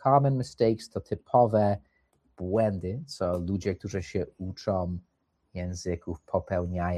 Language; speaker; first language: Polish; early bilingual, heritage; English